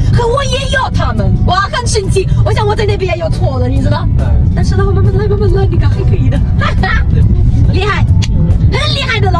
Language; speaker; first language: Chinese; non-native, learner; Russian